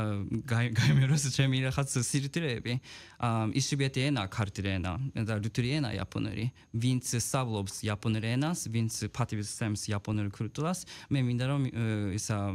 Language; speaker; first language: Georgian; non-native, fluent; Japanese